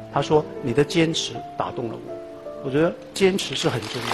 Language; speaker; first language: Chinese; non-native, fluent; Cantonese